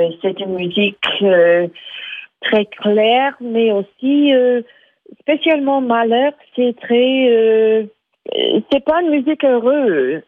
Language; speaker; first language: French; non-native, fluent; English